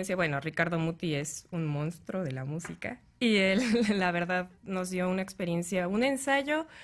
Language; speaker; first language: Spanish; native; Spanish